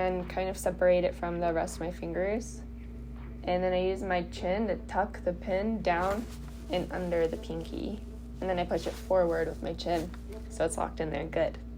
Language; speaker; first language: English; native; English